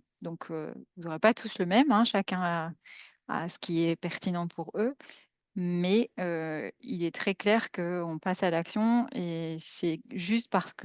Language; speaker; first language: French; native; French